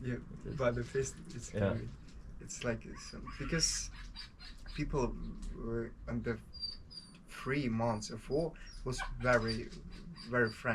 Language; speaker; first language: English; non-native, learner; Ukrainian